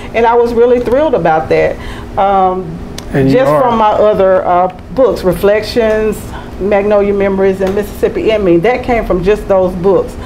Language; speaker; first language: English; native; English